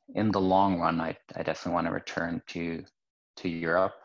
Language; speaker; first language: English; non-native, fluent; Norwegian